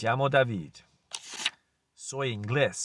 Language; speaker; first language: Spanish; non-native, learner; English